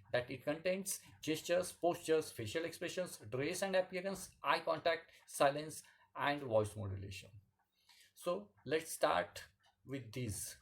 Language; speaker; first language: English; non-native, local second language; Marathi